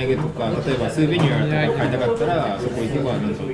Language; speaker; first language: Japanese; native; Japanese